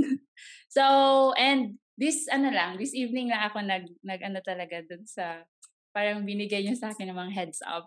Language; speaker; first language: English; non-native, local second language; Cebuano